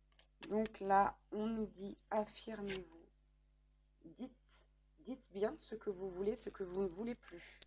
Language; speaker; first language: French; native; French